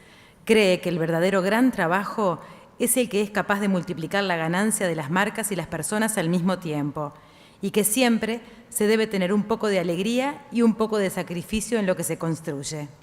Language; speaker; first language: Spanish; native; Spanish